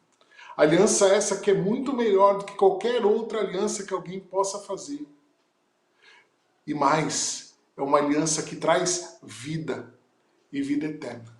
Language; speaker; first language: Portuguese; native; Portuguese